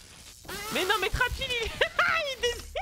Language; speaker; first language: French; native; French